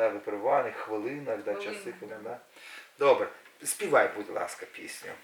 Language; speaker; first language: Ukrainian; non-native, local second language; Russian